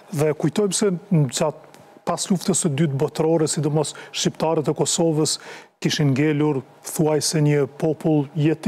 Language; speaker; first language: Albanian; native; Albanian